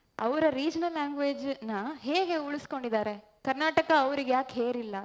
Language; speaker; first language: Kannada; native; Kannada